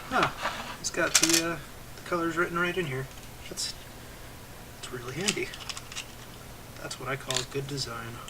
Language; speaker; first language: English; native; English